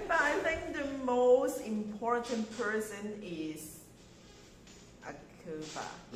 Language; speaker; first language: English; non-native, learner; Chinese